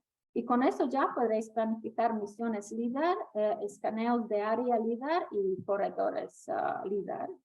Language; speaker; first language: Spanish; non-native, fluent; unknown